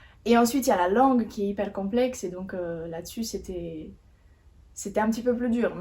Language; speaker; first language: French; native; French